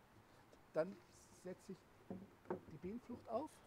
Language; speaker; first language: German; native; German